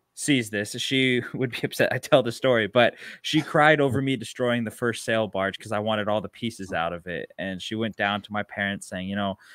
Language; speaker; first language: English; native; English